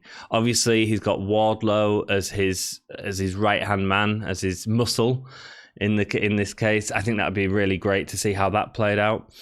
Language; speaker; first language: English; native; English